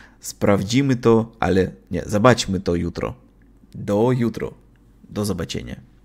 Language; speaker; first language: Polish; non-native, learner; Russian